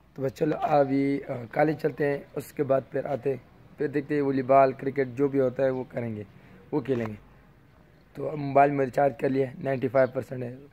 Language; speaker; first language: Urdu; non-native, local second language; Pashto